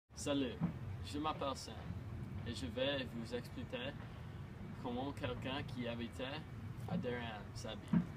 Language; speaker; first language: French; non-native, learner; English